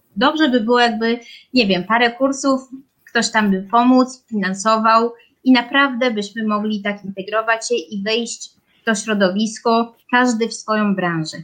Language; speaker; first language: Polish; early bilingual, heritage; Polish